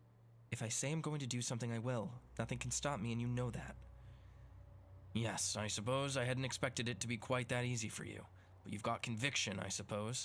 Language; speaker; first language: English; native; English